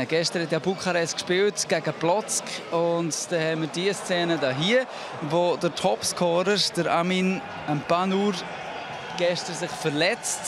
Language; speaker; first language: German; native; German